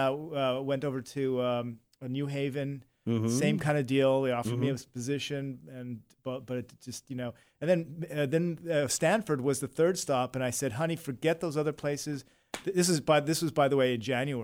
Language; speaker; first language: English; native; English